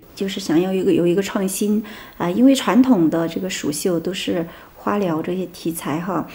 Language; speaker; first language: Chinese; native; Chinese